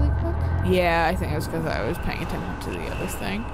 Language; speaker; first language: English; native; English